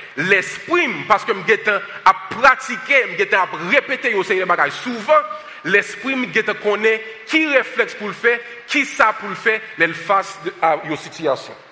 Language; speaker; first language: French; non-native, local second language; Haitian Creole